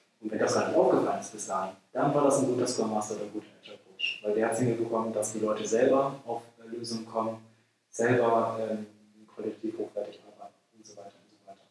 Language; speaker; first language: German; native; German